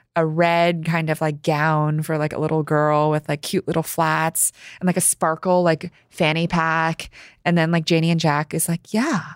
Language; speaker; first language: English; early bilingual, other home language; Cantonese